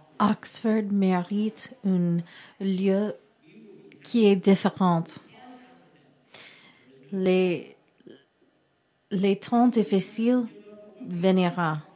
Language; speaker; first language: French; non-native, learner; English